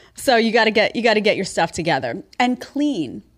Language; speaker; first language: English; native; English